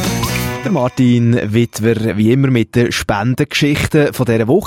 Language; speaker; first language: German; native; German